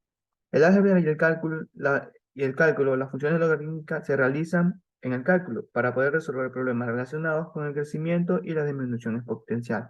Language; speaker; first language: Spanish; native; Spanish